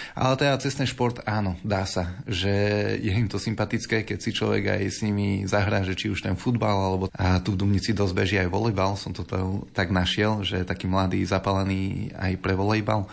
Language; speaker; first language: Slovak; native; Slovak